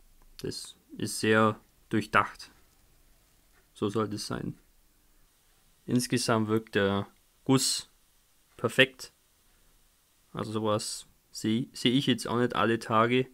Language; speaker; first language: German; native; German